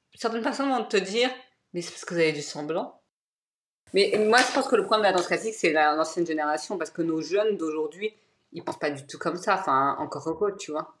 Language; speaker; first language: French; native; French